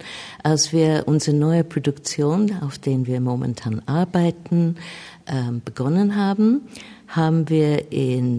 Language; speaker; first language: German; non-native, fluent; English